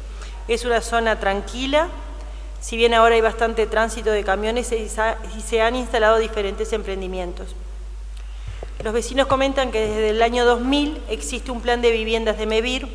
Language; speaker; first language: Spanish; native; Spanish